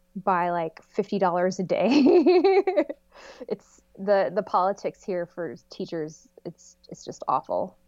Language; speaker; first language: English; native; English